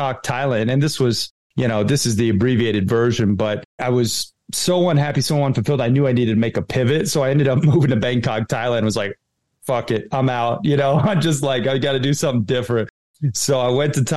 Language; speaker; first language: English; native; English